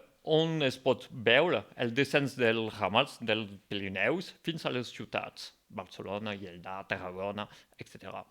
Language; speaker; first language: Catalan; non-native, local second language; French